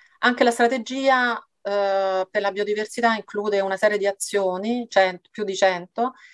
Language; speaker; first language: Italian; native; Italian